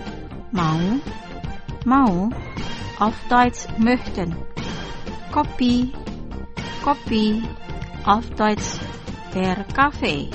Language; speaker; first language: German; non-native, fluent; Indonesian